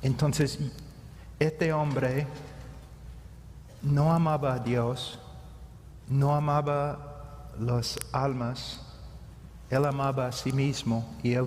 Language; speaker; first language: Spanish; non-native, fluent; English